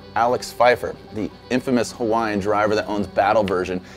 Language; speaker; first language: English; native; English